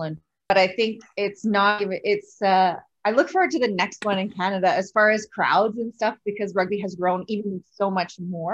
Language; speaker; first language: English; native; English